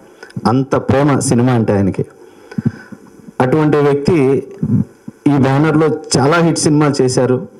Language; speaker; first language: Telugu; native; Telugu